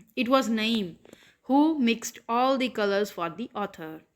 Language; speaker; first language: English; non-native, local second language; Punjabi